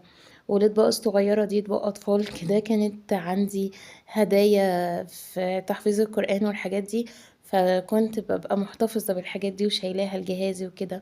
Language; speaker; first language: Arabic; native; Arabic